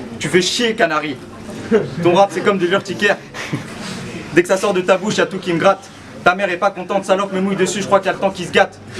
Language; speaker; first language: French; early bilingual, other home language; Turkish